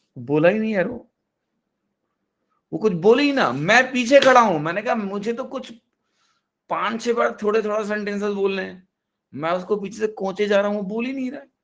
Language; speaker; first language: Hindi; native; Hindi